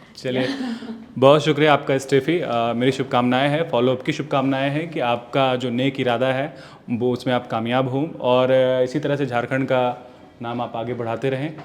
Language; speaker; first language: Hindi; native; Hindi